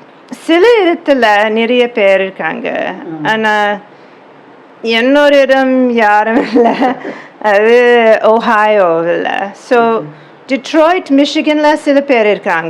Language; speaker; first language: Tamil; non-native, learner; English